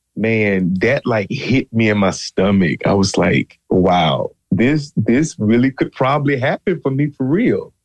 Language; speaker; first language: English; native; English